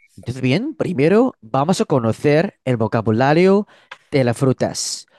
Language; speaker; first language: Spanish; non-native, fluent; Chinese